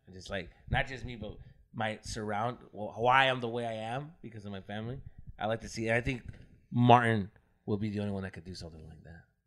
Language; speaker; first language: English; early bilingual, other home language; Spanish